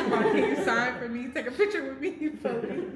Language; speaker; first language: English; native; English